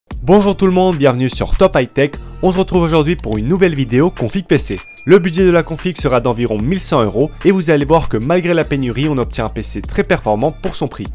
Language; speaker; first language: French; native; French